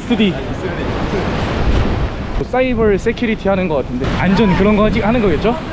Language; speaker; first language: Korean; native; Korean